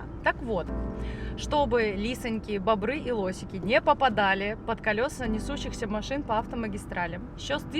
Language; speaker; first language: Russian; native; Russian